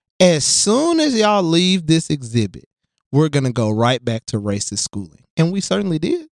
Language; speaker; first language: English; native; English